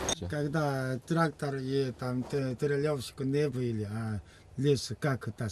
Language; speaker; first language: Russian; non-native, learner; Korean